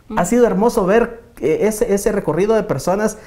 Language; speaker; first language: Spanish; native; Spanish